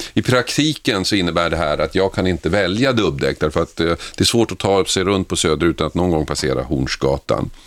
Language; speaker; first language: Swedish; native; Swedish